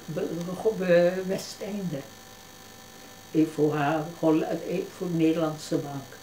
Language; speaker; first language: Hebrew; non-native, fluent; Dutch